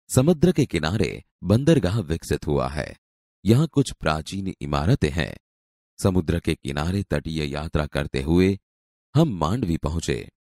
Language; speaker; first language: Hindi; non-native, local second language; Gujarati